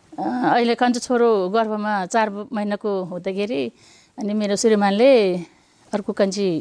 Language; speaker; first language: Nepali; non-native, local second language; Eastern Tamang